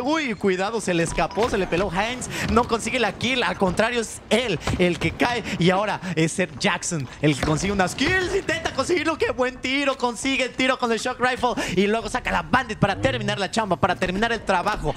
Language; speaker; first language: Spanish; native; Spanish